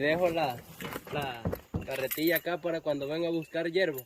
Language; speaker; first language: Spanish; native; Spanish